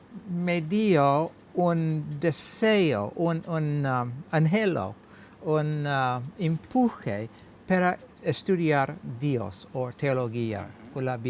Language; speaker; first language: Spanish; non-native, learner; English